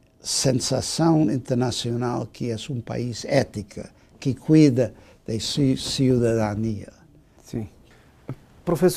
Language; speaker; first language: Portuguese; non-native, fluent; English